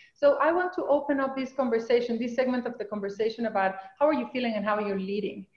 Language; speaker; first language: English; non-native, fluent; Spanish